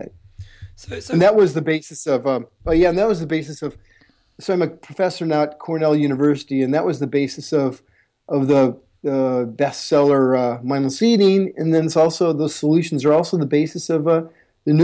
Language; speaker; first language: English; native; English